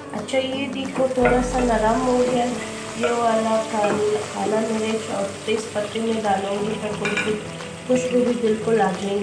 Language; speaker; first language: Hindi; non-native, learner; Filipino